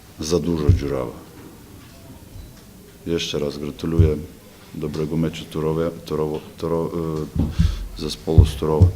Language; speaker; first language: Polish; non-native, fluent; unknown